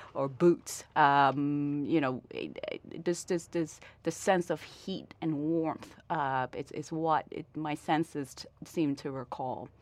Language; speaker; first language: English; early bilingual, other home language; Vietnamese